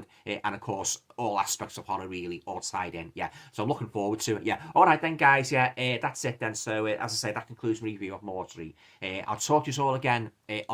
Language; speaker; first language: English; native; English